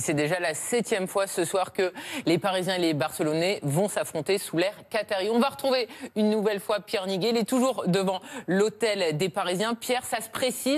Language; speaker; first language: French; native; French